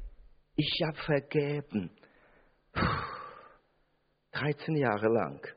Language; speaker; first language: German; non-native, fluent; Russian